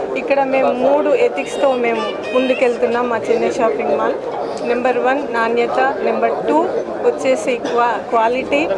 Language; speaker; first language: Telugu; native; Telugu